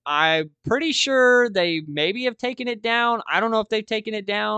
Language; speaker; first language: English; native; English